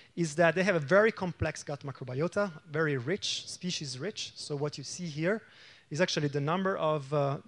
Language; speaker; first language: English; non-native, fluent; Italian